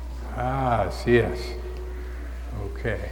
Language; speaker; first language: Spanish; non-native, learner; English